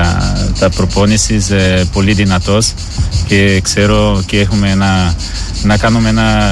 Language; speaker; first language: Greek; non-native, learner; Portuguese